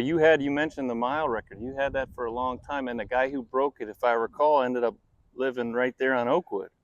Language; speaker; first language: English; native; English